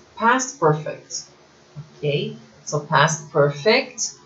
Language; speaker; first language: English; non-native, fluent; Portuguese